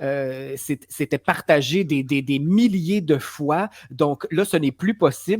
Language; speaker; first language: French; native; French